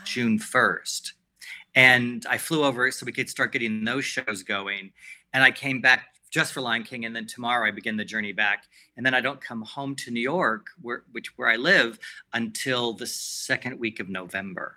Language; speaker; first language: English; native; English